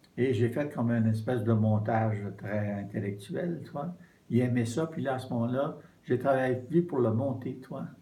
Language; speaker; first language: French; native; French